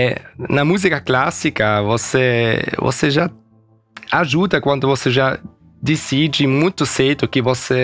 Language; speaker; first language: Portuguese; early bilingual, heritage; German